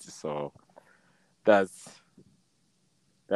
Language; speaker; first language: English; non-native, local second language; Kinyarwanda